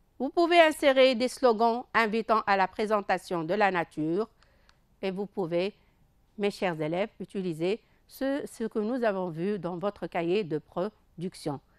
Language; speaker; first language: French; non-native, local second language; Arabic